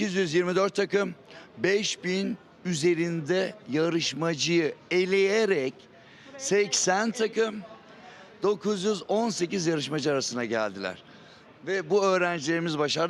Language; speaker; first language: Turkish; native; Turkish